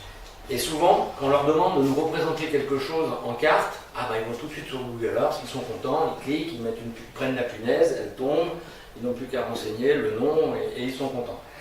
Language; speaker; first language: French; native; French